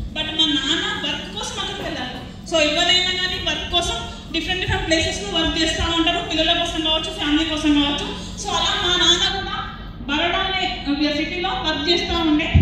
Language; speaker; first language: Telugu; early bilingual, other home language; Hindi